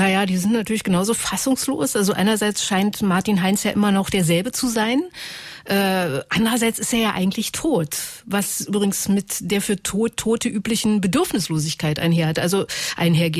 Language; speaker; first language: German; native; German